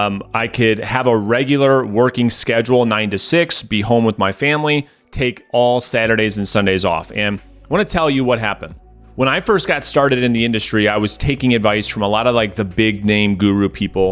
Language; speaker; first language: English; native; English